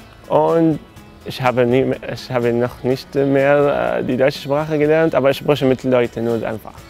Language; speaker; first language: German; non-native, learner; Arabic